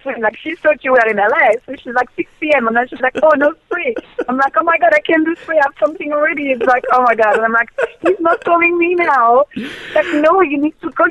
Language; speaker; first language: English; non-native, fluent; French